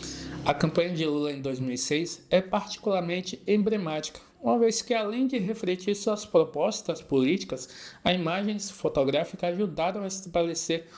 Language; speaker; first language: Portuguese; native; Portuguese